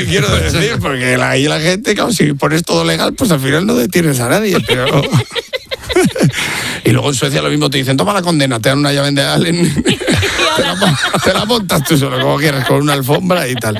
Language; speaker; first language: Spanish; native; Spanish